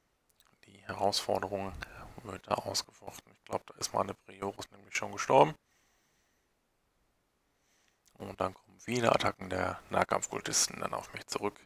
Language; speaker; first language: German; native; German